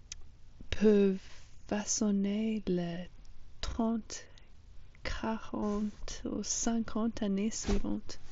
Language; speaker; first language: French; non-native, fluent; English